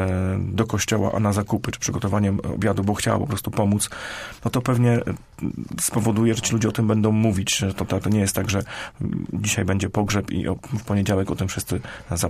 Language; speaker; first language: Polish; native; Polish